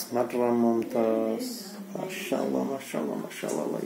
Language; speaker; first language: Arabic; non-native, learner; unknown